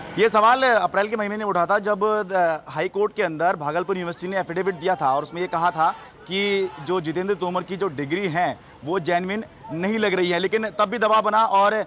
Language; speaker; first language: Hindi; native; Hindi